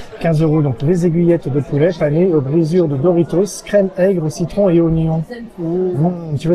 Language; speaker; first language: French; native; French